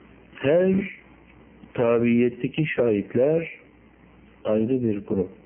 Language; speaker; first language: Turkish; native; Turkish